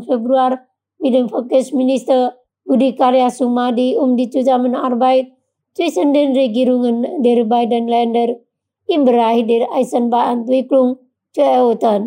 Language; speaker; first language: German; non-native, fluent; Indonesian